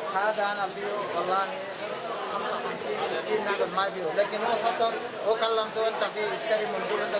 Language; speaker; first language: Arabic; non-native, learner; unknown